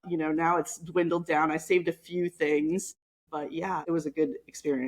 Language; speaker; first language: English; native; English